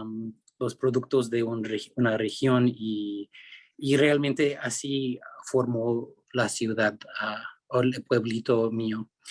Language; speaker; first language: Spanish; early bilingual, heritage; Spanish